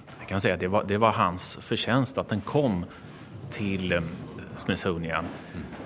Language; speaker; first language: Swedish; native; Swedish